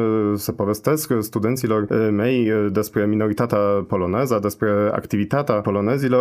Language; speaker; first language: Romanian; non-native, fluent; Polish